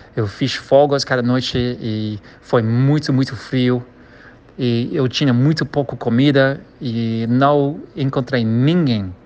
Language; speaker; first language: Portuguese; non-native, learner; English